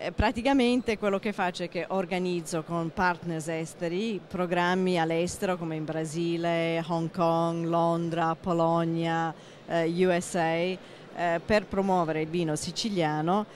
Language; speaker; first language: Italian; non-native, fluent; English